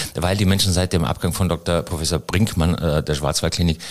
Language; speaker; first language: German; native; German